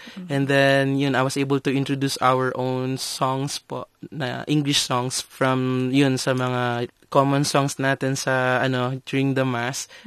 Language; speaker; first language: Filipino; non-native, local second language; Cebuano